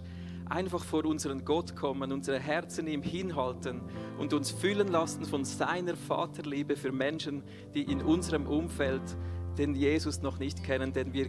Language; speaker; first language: German; native; German